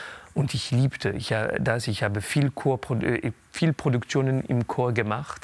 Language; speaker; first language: German; non-native, local second language; French